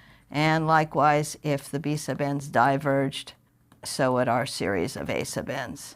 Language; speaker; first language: English; native; English